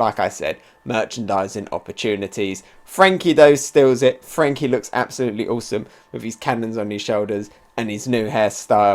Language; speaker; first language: English; native; English